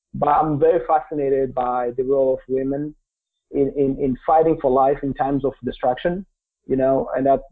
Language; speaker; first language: English; non-native, local second language; Kinyarwanda